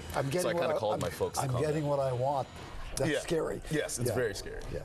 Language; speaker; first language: English; non-native, local second language; Yoruba